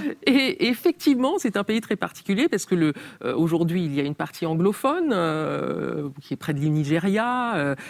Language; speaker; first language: French; native; French